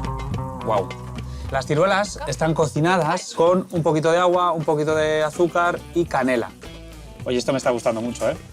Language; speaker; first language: Spanish; native; Spanish